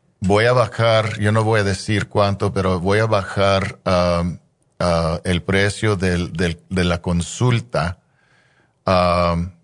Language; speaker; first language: Spanish; non-native, fluent; English